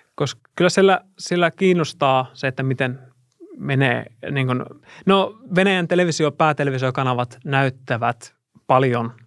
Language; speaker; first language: Finnish; non-native, fluent; Russian